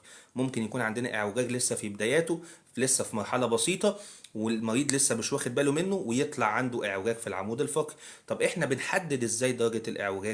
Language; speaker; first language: Arabic; native; Arabic